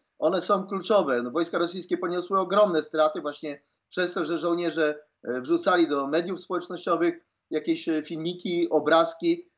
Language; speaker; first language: Polish; native; Polish